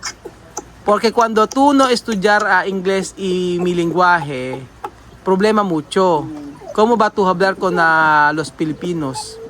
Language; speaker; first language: Spanish; non-native, learner; Filipino